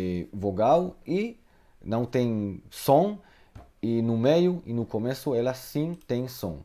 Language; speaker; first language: Portuguese; non-native, fluent; Hebrew